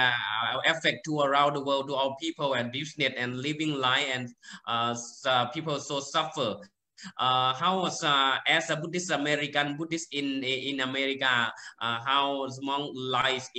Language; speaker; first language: English; non-native, learner; Thai